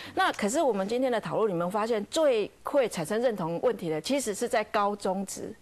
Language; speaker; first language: Chinese; native; Chinese